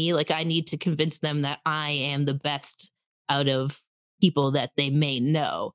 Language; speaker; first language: English; native; English